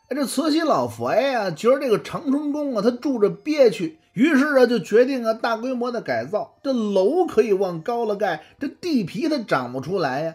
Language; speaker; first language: Chinese; native; Chinese